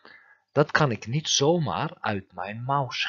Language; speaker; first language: Dutch; non-native, fluent; Turkish